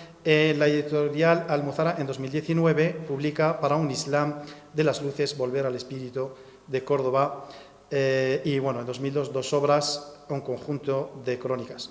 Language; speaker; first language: Spanish; native; Spanish